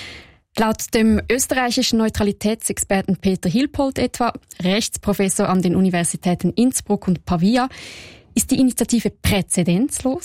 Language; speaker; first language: German; native; German